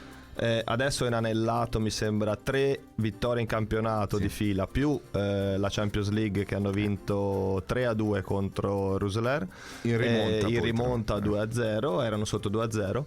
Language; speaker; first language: Italian; native; Italian